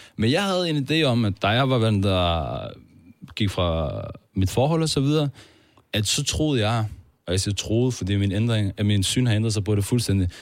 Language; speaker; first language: Danish; early bilingual, other home language; Turkish